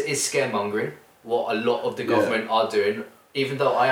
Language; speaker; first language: English; native; English